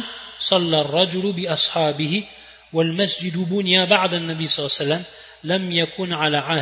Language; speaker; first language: Arabic; non-native, fluent; French